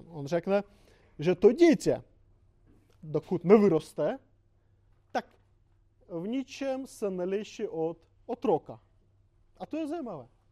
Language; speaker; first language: Czech; non-native, fluent; Russian